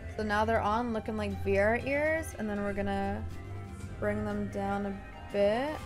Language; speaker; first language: English; native; English